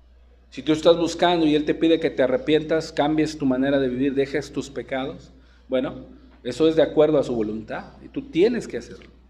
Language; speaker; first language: Spanish; native; Spanish